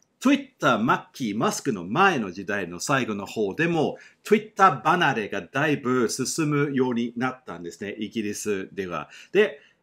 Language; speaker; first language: Japanese; non-native, fluent; English